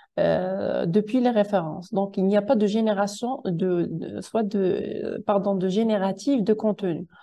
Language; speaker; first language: French; non-native, local second language; Arabic